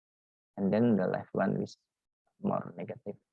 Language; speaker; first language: English; non-native, learner; Indonesian